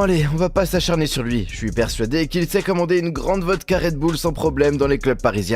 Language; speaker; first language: French; native; French